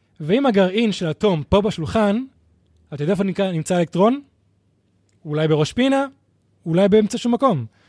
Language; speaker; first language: Hebrew; native; Hebrew